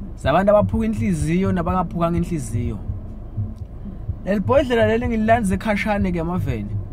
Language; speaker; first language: Zulu; non-native, local second language; Swati